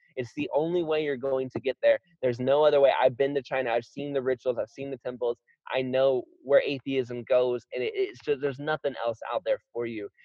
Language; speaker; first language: English; native; English